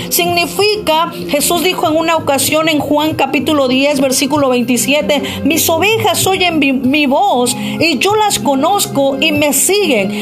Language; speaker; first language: Spanish; native; Spanish